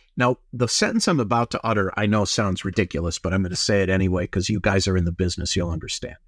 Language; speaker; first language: English; native; English